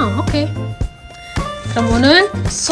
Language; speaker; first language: Korean; non-native, learner; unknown